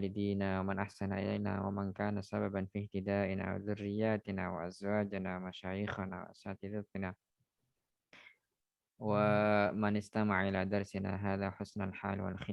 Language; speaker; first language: Arabic; non-native, fluent; Indonesian